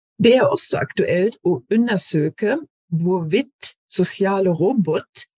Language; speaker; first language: Norwegian; non-native, fluent; German